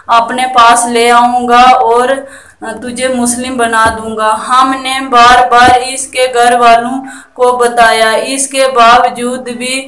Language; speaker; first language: Hindi; native; Hindi